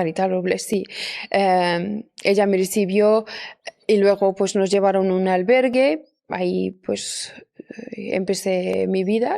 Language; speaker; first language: Spanish; non-native, fluent; Persian